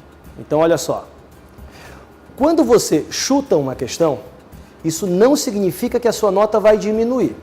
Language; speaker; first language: Portuguese; native; Portuguese